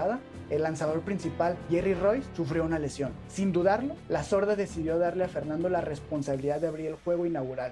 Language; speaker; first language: Spanish; native; Spanish